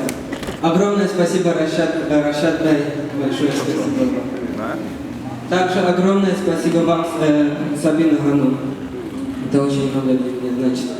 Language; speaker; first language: Russian; non-native, local second language; Azerbaijani